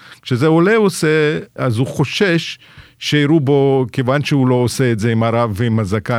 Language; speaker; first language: Hebrew; non-native, fluent; Russian